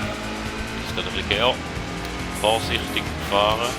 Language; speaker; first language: German; native; German